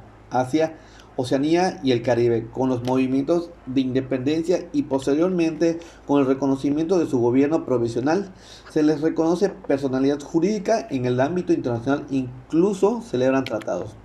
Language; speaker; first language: Spanish; native; Spanish